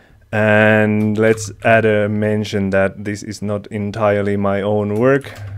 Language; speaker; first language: English; non-native, fluent; Finnish